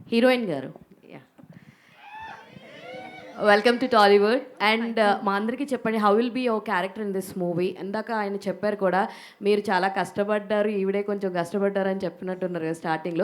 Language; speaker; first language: Telugu; native; Telugu